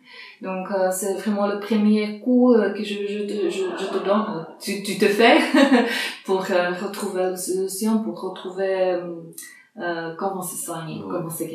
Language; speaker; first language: French; non-native, fluent; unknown